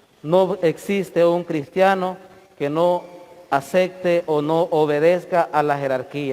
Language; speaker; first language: Spanish; native; Spanish